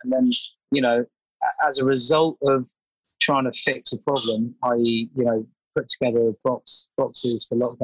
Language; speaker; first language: English; native; English